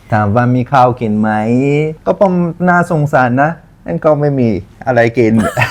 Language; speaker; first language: Thai; non-native, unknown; Persian